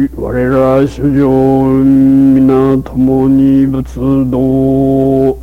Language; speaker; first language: Japanese; native; Japanese